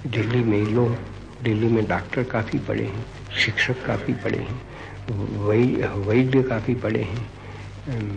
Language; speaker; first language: Hindi; non-native, local second language; Gujarati